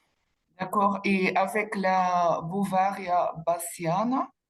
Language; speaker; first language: French; non-native, local second language; Dutch